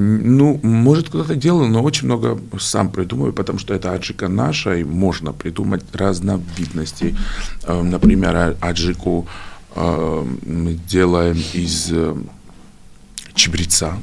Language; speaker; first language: Russian; non-native, fluent; Georgian